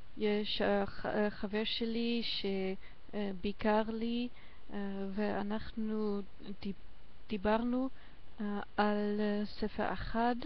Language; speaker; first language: Hebrew; non-native, learner; German